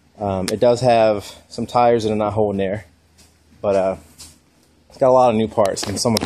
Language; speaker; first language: English; native; English